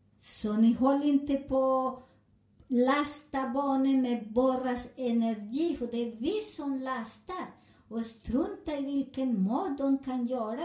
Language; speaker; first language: Swedish; non-native, fluent; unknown